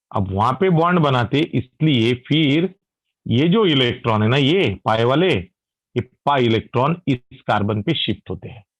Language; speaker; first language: Hindi; non-native, local second language; Marathi